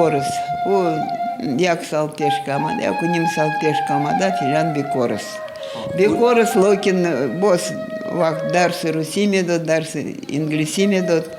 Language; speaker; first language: Persian; non-native, fluent; Russian